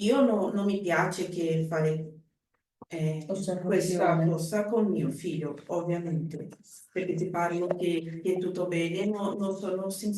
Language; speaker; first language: Italian; non-native, learner; Portuguese